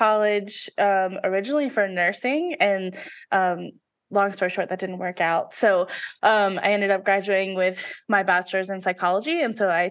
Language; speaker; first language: English; native; English